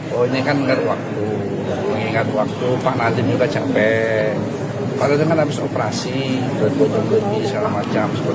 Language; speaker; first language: Indonesian; native; Indonesian